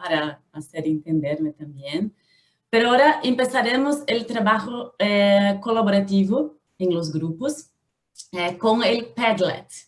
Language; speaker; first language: Spanish; non-native, learner; Portuguese